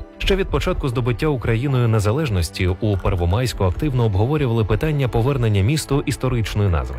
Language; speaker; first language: Ukrainian; native; Ukrainian